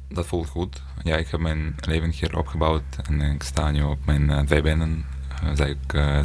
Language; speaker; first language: Dutch; non-native, learner; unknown